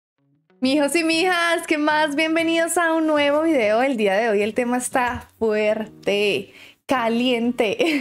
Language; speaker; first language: Spanish; native; Spanish